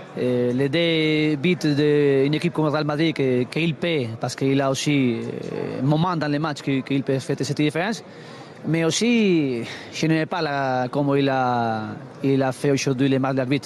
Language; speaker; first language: French; non-native, learner; Spanish